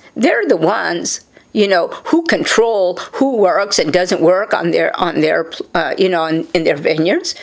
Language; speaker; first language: English; native; English